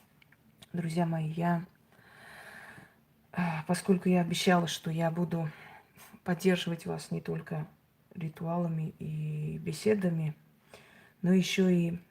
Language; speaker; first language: Russian; native; Russian